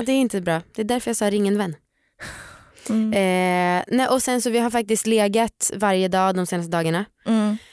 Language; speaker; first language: Swedish; native; Swedish